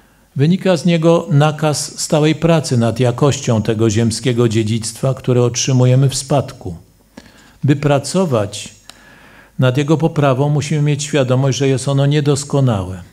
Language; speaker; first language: Polish; native; Polish